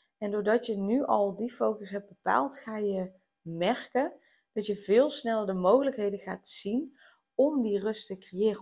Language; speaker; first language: Dutch; native; Dutch